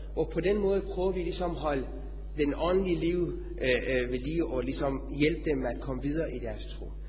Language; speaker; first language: Danish; non-native, fluent; Persian